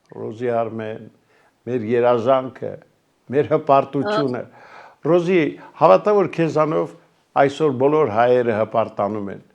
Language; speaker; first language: Armenian; native; Armenian